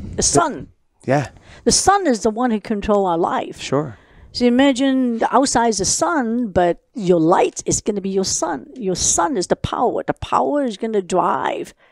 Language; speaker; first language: English; non-native, local second language; Cantonese